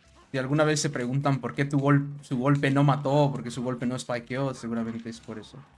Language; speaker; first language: Spanish; native; Spanish